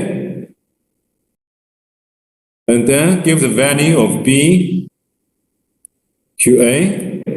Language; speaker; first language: English; non-native, learner; Chinese